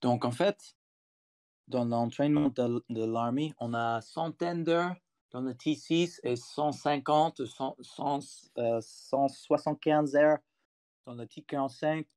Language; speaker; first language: French; non-native, fluent; English